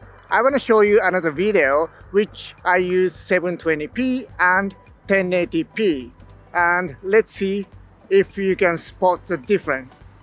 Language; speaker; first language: English; non-native, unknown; Japanese